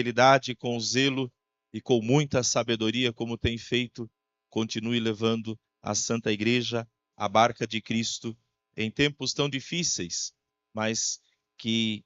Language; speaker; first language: Portuguese; native; Portuguese